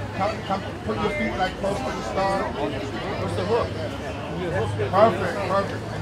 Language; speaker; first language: English; native; English